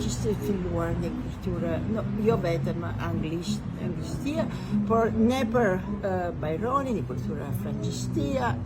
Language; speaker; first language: Albanian; non-native, learner; Italian